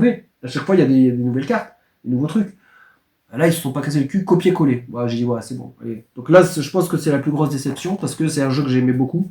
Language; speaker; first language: French; native; French